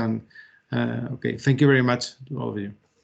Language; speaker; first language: English; non-native, fluent; Spanish